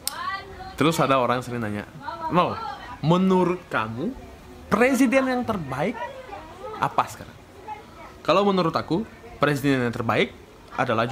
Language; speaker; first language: Indonesian; non-native, fluent; Russian